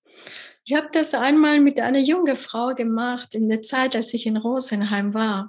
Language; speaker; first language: German; non-native, fluent; Spanish